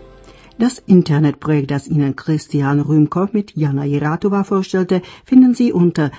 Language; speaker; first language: German; native; German